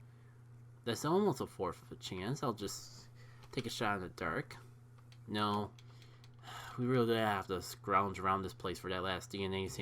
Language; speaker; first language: English; native; English